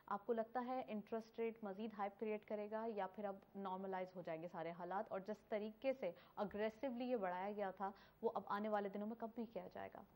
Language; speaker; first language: Urdu; native; Urdu